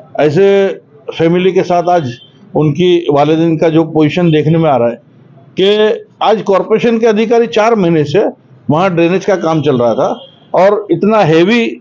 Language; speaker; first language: Hindi; non-native, local second language; Gujarati